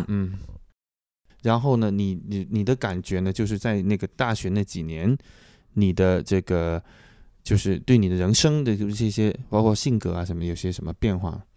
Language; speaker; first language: Chinese; native; Chinese